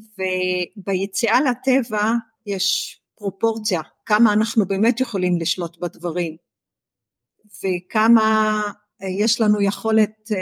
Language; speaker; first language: Hebrew; non-native, local second language; Arabic